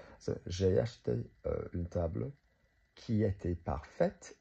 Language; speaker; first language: French; non-native, fluent; English